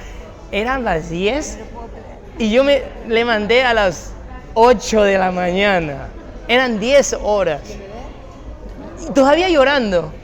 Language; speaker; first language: Spanish; non-native, fluent; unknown